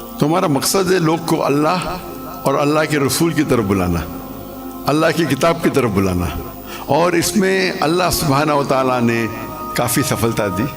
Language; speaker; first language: Urdu; non-native, local second language; English